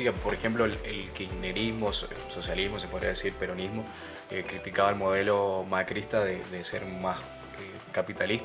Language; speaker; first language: Spanish; native; Spanish